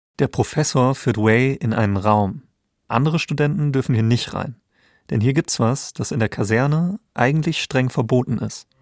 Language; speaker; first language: German; native; German